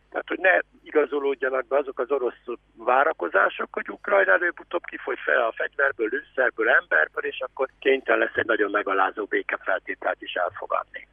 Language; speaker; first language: Hungarian; native; Hungarian